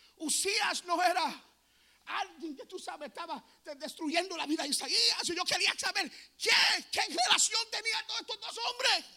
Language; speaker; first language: Spanish; early bilingual, heritage; Spanish